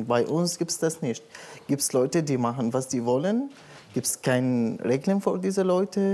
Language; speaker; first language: German; non-native, learner; Arabic